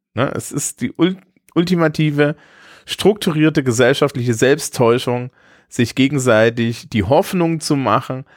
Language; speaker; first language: German; native; German